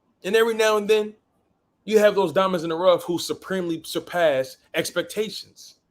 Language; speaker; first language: English; native; English